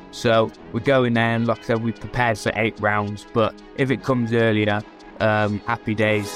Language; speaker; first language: English; native; English